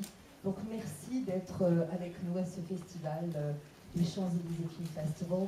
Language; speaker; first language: French; native; French